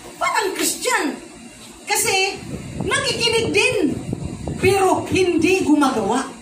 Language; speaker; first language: Filipino; non-native, local second language; Cebuano